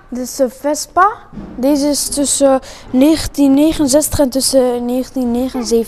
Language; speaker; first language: Dutch; early bilingual, other home language; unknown